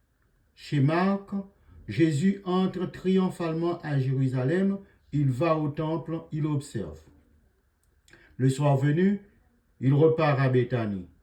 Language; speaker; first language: French; native; French